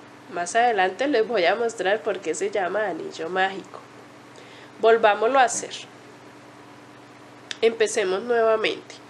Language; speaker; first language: Spanish; native; Spanish